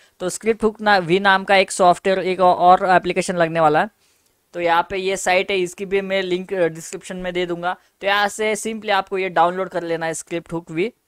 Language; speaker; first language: Hindi; native; Hindi